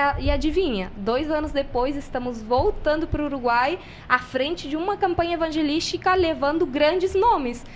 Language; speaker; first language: Portuguese; non-native, fluent; Spanish